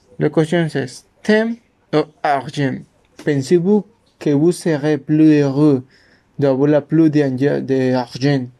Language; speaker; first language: French; non-native, learner; Spanish